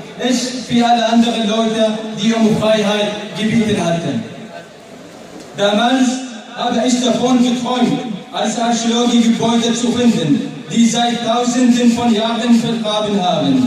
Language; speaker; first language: German; non-native, learner; Arabic